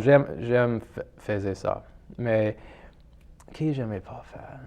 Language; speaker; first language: French; non-native, local second language; English